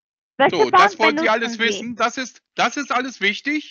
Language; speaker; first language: German; native; German